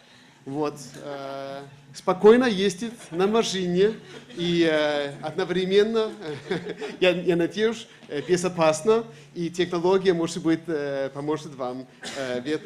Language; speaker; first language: Russian; non-native, fluent; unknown